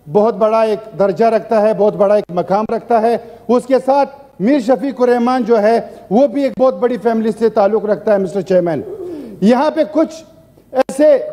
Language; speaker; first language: Urdu; non-native, local second language; Pashto